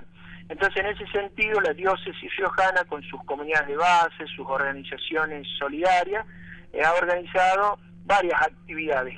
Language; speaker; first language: Spanish; native; Spanish